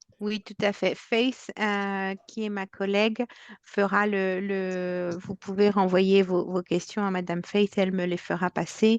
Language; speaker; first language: French; native; French